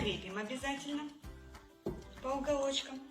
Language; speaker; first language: Russian; native; Russian